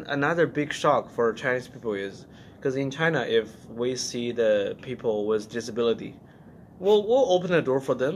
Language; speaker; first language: English; non-native, fluent; Chinese